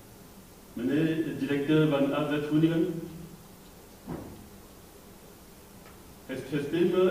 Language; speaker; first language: Dutch; non-native, learner; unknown